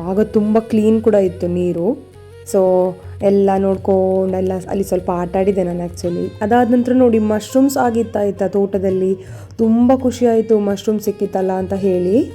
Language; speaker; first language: Kannada; non-native, local second language; Konkani